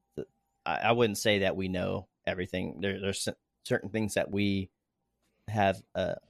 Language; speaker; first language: English; native; English